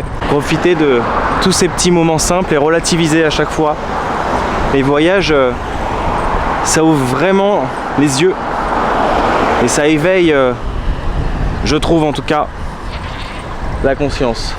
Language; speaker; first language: French; native; French